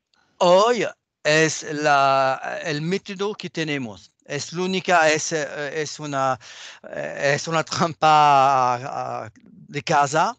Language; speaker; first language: Spanish; non-native, learner; French